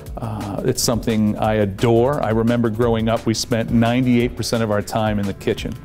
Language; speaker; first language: English; native; English